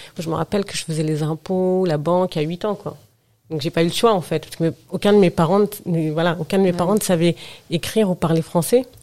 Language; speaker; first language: French; early bilingual, other home language; Arabic